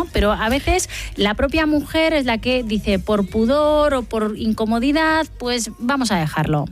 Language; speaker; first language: Spanish; native; Spanish